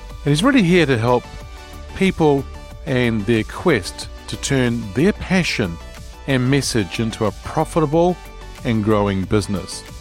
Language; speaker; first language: English; native; English